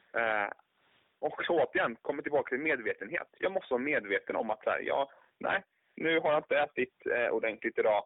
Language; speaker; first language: Swedish; native; Swedish